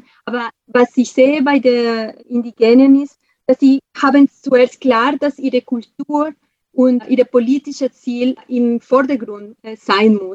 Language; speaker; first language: German; non-native, fluent; Spanish